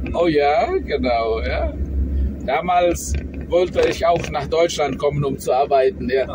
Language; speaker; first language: German; non-native, fluent; Indonesian